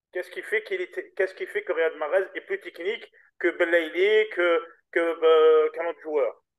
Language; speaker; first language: French; native; French